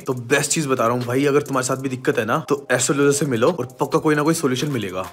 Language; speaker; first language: Hindi; native; Hindi